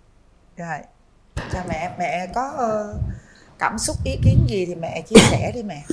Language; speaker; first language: Vietnamese; native; Vietnamese